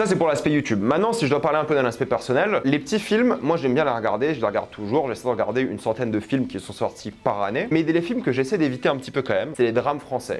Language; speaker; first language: French; native; French